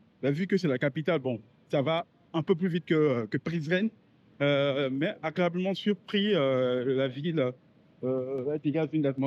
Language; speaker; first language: French; native; French